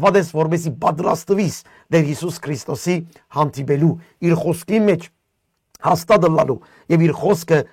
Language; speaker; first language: Armenian; early bilingual, heritage; Armenian